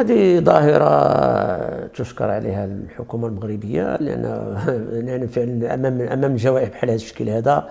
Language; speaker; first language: Arabic; native; Arabic